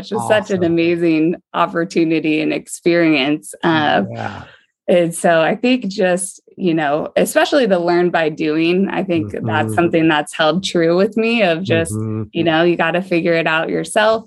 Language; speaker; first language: English; native; English